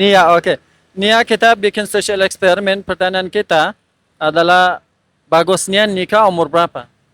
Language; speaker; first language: Indonesian; non-native, fluent; Persian